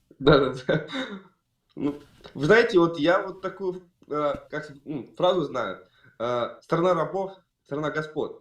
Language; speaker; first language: Russian; native; Russian